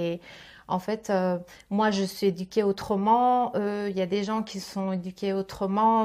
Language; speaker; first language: French; native; French